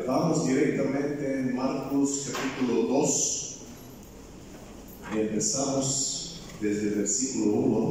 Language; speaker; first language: Spanish; non-native, fluent; Bulgarian